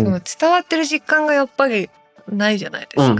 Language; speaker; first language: Japanese; native; Japanese